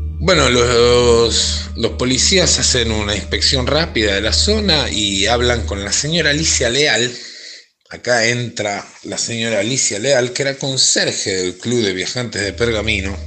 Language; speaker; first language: Spanish; native; Spanish